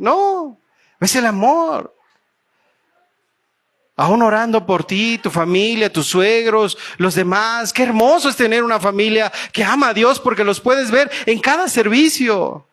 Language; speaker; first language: Spanish; native; Spanish